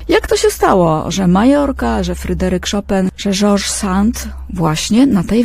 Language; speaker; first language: Polish; native; Polish